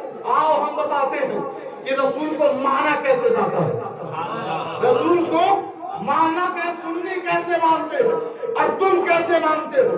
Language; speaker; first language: Urdu; native; Urdu